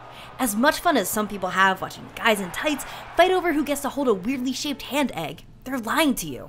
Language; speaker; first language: English; native; English